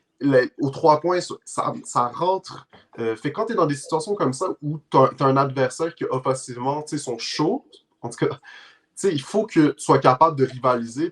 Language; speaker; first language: French; native; French